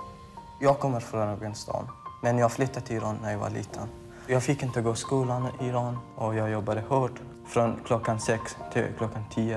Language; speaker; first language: Swedish; non-native, fluent; Persian